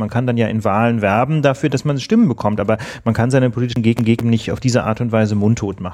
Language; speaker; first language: German; native; German